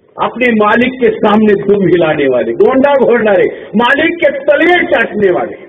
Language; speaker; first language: Hindi; non-native, local second language; Marathi